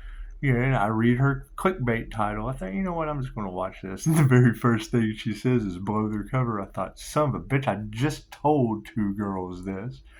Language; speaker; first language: English; native; English